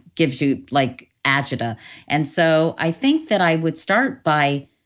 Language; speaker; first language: English; native; English